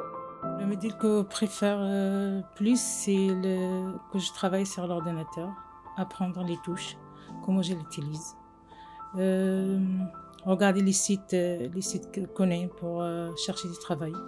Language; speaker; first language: French; non-native, learner; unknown